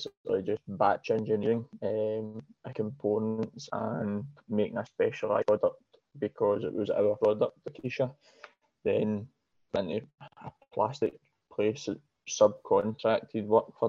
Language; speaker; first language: English; native; English